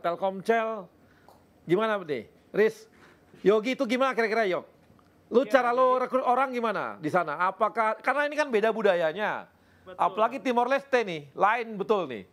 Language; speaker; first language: Indonesian; native; Indonesian